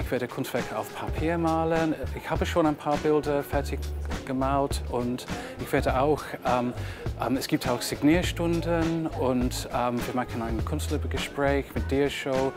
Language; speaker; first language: German; non-native, fluent; English